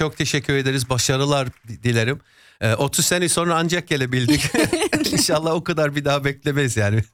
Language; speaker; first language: Turkish; non-native, fluent; English